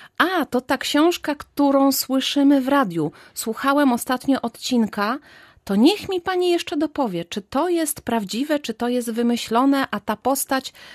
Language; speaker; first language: Polish; native; Polish